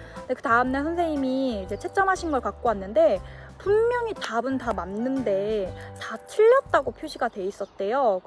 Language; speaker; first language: Korean; early bilingual, heritage; Korean